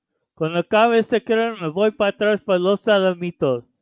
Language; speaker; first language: Spanish; early bilingual, heritage; Spanish